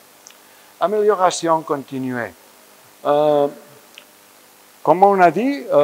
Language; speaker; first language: French; non-native, fluent; Spanish